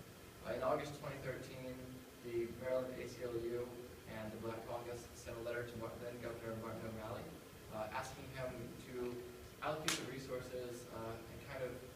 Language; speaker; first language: English; native; English